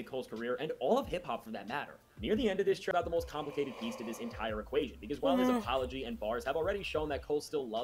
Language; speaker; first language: English; native; English